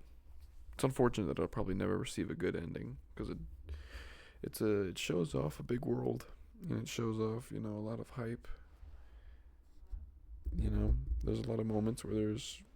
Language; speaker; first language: English; native; English